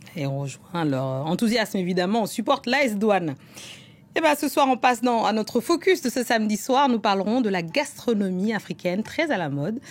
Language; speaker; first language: French; non-native, local second language; Wolof